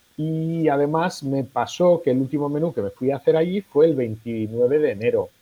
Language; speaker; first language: Spanish; non-native, local second language; Catalan